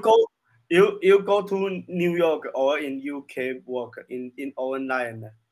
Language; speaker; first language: English; non-native, learner; Chinese